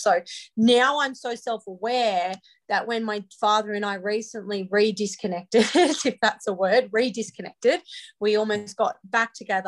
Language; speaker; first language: English; native; English